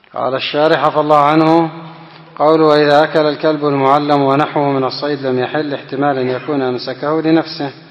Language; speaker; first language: Arabic; non-native, fluent; Indonesian